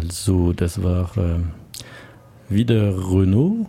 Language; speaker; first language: German; non-native, learner; French